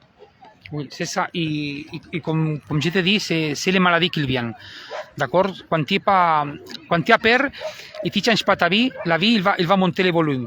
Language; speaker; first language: French; non-native, learner; Spanish